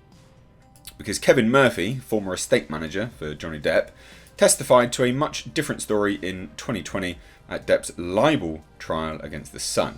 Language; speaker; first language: English; native; English